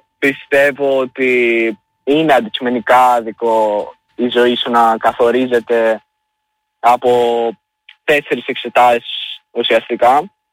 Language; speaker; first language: Greek; early bilingual, other home language; Albanian